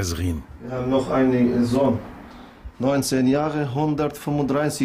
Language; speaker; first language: German; non-native, learner; Kurdish